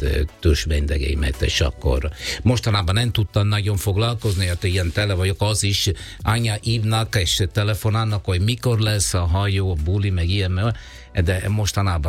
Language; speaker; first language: Hungarian; non-native, learner; Italian